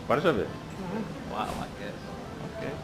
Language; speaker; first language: Polish; non-native, learner; English